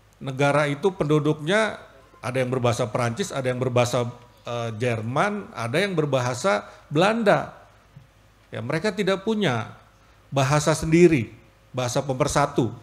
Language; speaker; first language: Indonesian; native; Indonesian